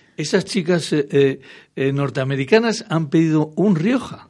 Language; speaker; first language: Spanish; native; Spanish